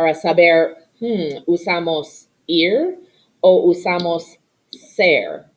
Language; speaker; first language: Spanish; non-native, fluent; English